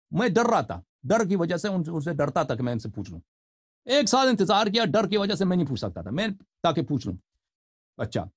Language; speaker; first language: Urdu; non-native, fluent; Persian